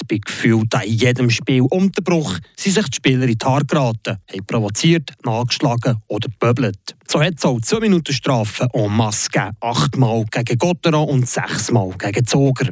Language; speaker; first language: German; native; German